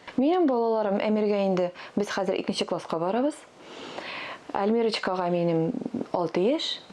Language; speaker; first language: Tatar; non-native, local second language; Russian